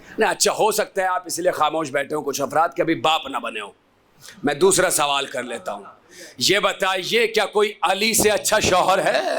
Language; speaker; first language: Urdu; native; Urdu